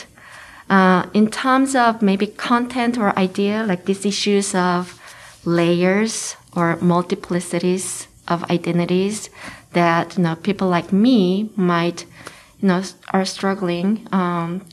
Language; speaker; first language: English; non-native, fluent; Korean